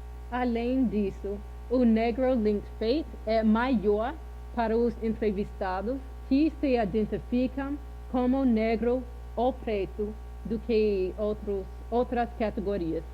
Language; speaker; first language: Portuguese; non-native, fluent; English